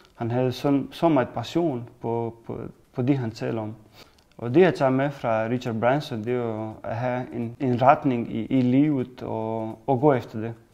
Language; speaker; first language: Danish; non-native, fluent; Romanian